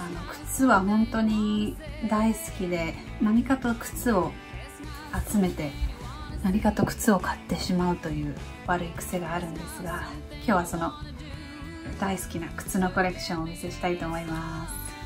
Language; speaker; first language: Japanese; early bilingual, heritage; Japanese